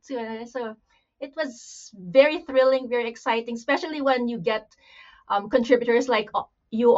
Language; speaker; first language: English; non-native, local second language; Pampanga